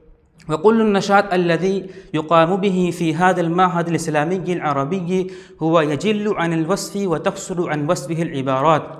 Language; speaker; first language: Arabic; non-native, fluent; Urdu